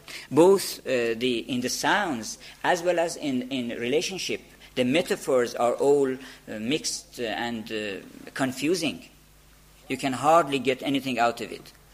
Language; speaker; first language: English; non-native, fluent; Persian